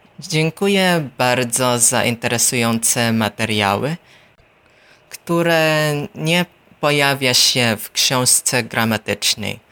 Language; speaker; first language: Polish; non-native, learner; Filipino